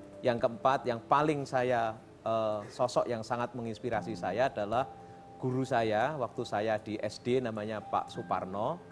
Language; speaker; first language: Indonesian; non-native, local second language; Javanese